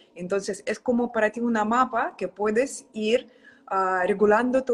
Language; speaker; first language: Spanish; non-native, fluent; Russian